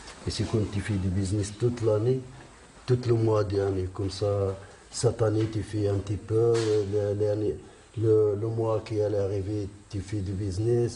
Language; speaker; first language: French; non-native, learner; Arabic